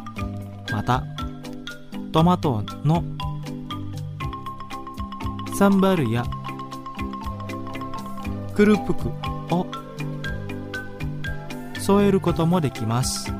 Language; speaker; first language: Japanese; non-native, fluent; Indonesian